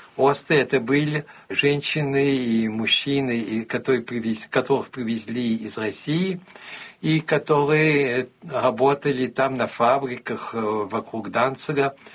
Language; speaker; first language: Russian; early bilingual, heritage; Russian